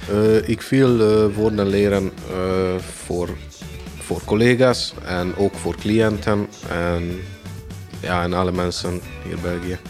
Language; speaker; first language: Dutch; non-native, learner; Hungarian